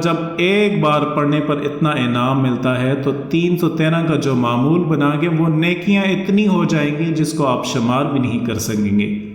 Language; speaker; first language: Urdu; non-native, local second language; Northern Hindko